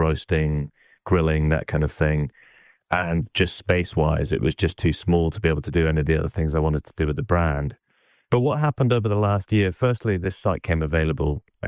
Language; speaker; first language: English; native; English